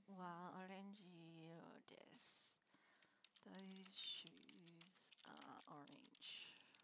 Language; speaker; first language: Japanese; non-native, learner; English